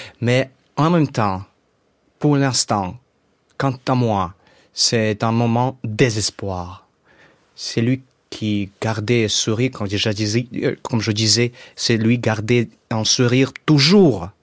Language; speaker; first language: French; non-native, fluent; Russian